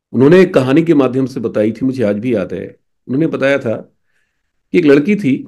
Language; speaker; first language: Hindi; native; Hindi